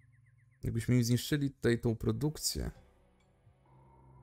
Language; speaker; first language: Polish; native; Polish